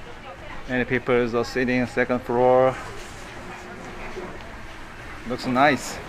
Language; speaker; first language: English; non-native, fluent; Korean